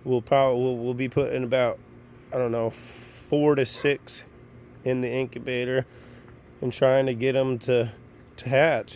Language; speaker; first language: English; native; English